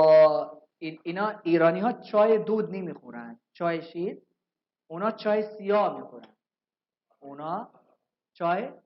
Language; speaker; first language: Persian; non-native, fluent; Urdu